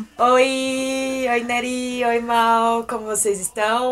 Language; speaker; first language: Spanish; non-native, learner; Portuguese